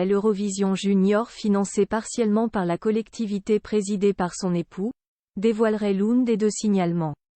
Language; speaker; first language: French; native; French